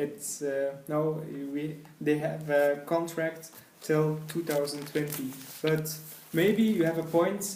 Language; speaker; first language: English; non-native, learner; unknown